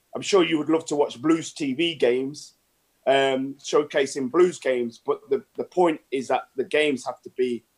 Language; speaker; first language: English; native; English